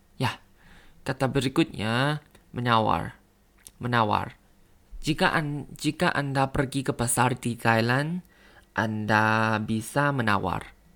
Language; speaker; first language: Indonesian; non-native, learner; Thai